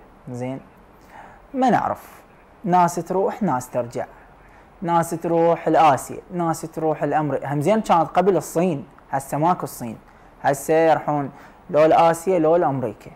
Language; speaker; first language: Arabic; native; Arabic